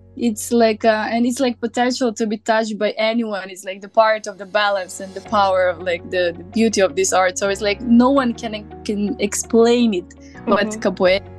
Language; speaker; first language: English; non-native, learner; Macedonian